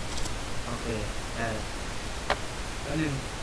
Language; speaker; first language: Thai; native; Thai